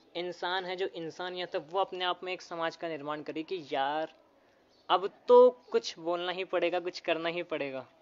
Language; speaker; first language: Hindi; native; Hindi